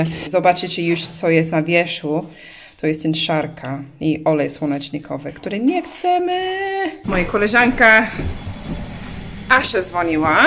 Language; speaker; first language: Polish; early bilingual, heritage; English